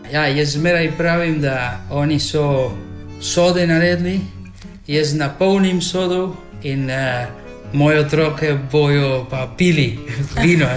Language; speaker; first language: Slovenian; early bilingual, heritage; Slovenian